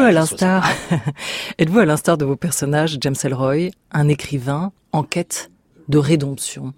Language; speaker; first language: French; native; French